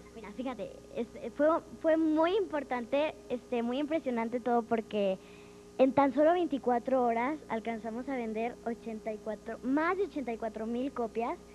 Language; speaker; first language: Spanish; native; Spanish